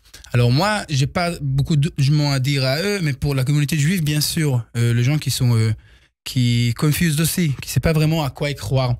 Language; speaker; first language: French; early bilingual, heritage; Hebrew